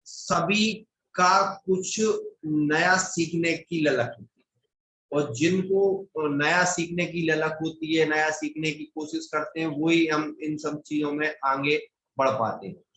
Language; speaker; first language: Hindi; native; Hindi